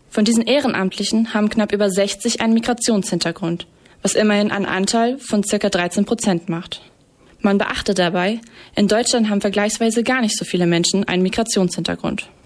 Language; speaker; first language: German; native; German